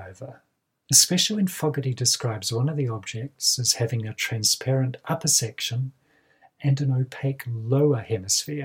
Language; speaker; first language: English; native; English